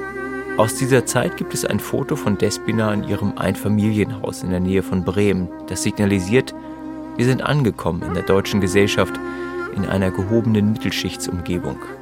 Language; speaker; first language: German; native; German